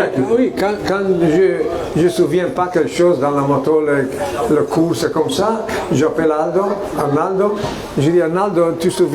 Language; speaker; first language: French; non-native, fluent; Italian